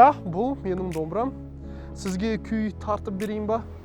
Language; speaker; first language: Kazakh; non-native, learner; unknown